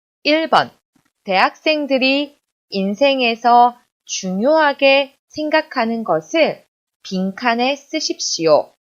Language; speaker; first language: Korean; non-native, fluent; Chinese